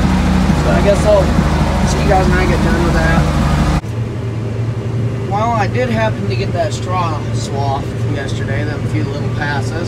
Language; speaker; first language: English; native; English